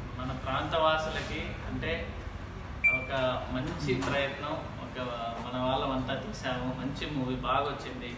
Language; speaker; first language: Telugu; native; Telugu